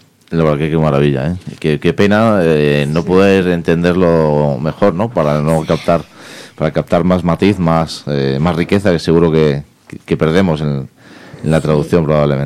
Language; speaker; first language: Spanish; native; Spanish